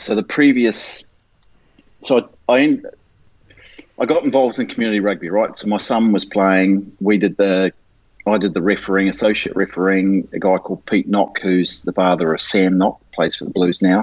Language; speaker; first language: English; native; English